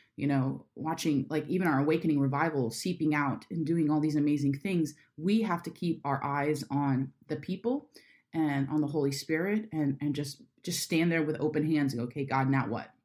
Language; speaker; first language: English; native; English